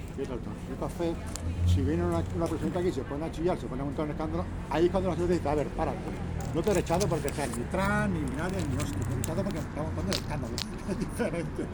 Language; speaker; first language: Spanish; native; Spanish